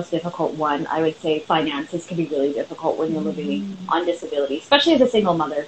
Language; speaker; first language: English; native; English